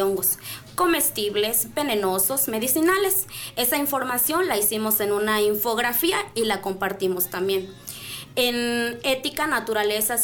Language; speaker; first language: Spanish; non-native, local second language; Nahuatl languages